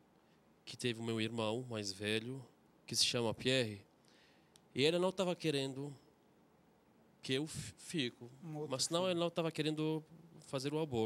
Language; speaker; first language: Portuguese; non-native, fluent; Arabic